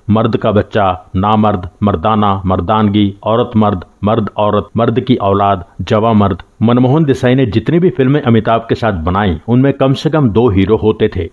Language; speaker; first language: Hindi; native; Hindi